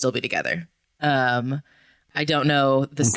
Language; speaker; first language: English; native; English